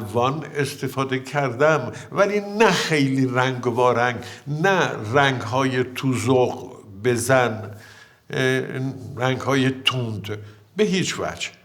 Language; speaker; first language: Persian; native; Persian